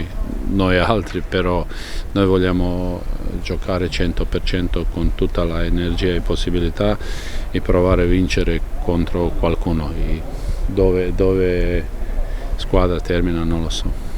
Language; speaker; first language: Italian; non-native, fluent; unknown